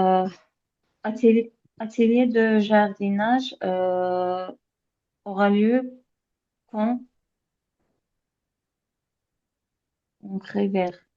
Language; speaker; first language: French; non-native, learner; Azerbaijani